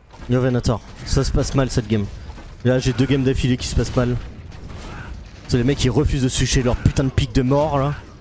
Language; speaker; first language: French; native; French